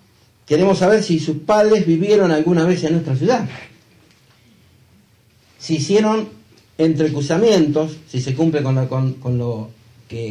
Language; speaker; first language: Spanish; native; Spanish